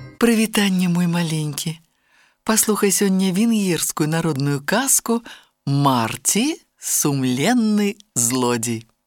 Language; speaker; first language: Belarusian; native; Belarusian